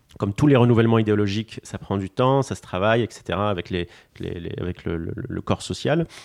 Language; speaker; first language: French; non-native, local second language; Arabic